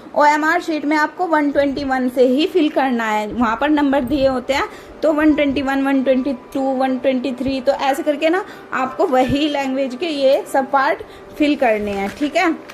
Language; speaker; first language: Hindi; native; Hindi